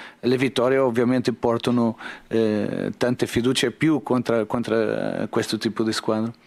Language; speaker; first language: Italian; non-native, learner; Portuguese